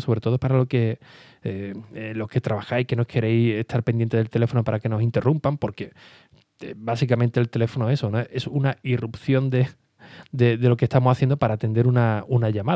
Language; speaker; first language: Spanish; native; Spanish